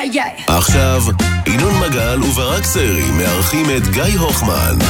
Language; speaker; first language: Hebrew; native; Hebrew